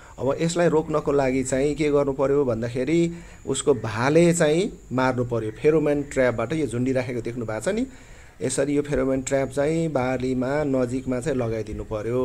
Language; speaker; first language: Nepali; non-native, local second language; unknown